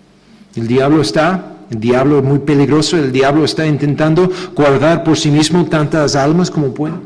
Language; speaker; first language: Spanish; non-native, fluent; English